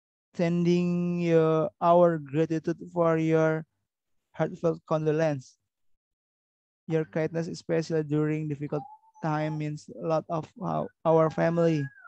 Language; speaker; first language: English; non-native, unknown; Indonesian